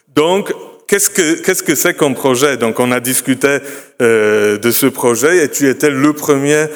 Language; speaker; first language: French; non-native, fluent; Polish